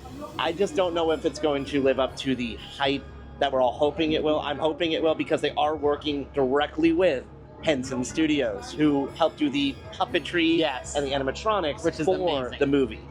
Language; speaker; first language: English; native; English